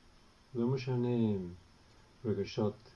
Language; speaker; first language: Hebrew; non-native, fluent; English